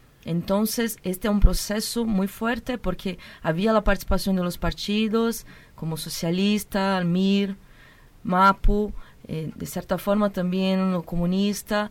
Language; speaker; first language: Spanish; non-native, learner; Portuguese